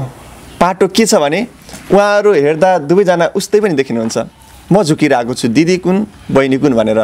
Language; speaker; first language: Nepali; native; Nepali